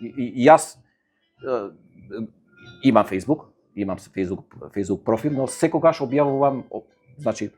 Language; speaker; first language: Macedonian; non-native, fluent; Albanian